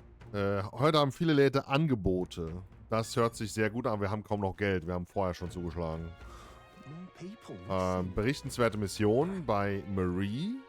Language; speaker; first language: German; native; German